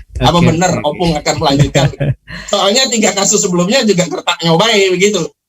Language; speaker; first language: Indonesian; native; Indonesian